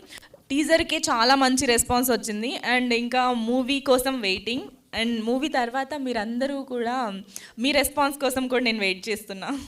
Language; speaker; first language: Telugu; non-native, local second language; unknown